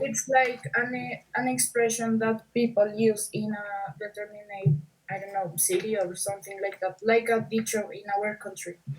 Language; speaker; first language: English; non-native, learner; Spanish